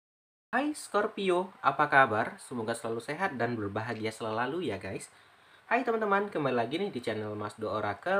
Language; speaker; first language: Indonesian; native; Indonesian